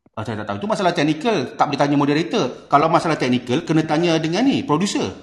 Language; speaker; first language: Malay; native; Malay